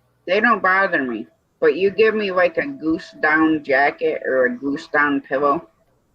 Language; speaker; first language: English; native; English